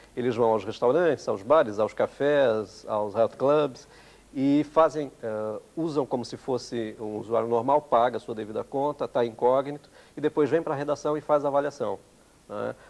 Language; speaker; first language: Portuguese; early bilingual, other home language; Italian